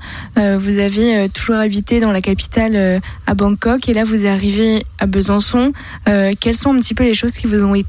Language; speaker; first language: French; native; French